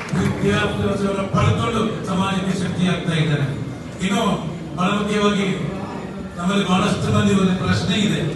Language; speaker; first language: Kannada; non-native, local second language; Malayalam